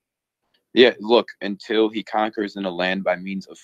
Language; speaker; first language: English; native; English